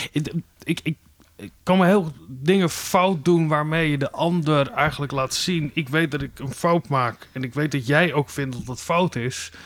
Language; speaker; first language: Dutch; native; Dutch